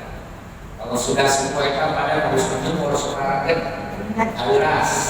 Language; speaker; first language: Indonesian; non-native, local second language; Sundanese